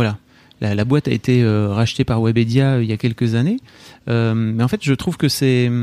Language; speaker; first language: French; native; French